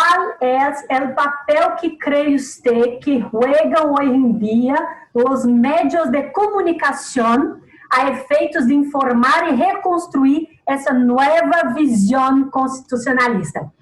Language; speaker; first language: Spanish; non-native, learner; Portuguese